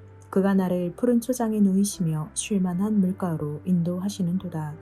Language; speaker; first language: Korean; native; Korean